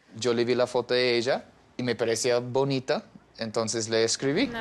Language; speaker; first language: Spanish; non-native, fluent; English